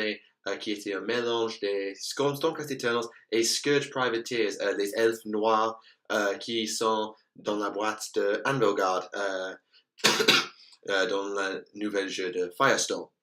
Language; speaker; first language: French; non-native, learner; English